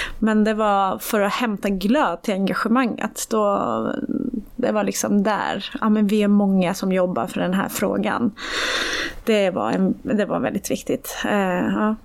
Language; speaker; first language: Swedish; early bilingual, other home language; Persian